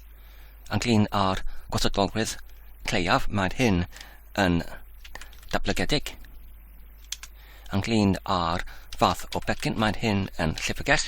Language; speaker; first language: Welsh; non-native, learner; Polish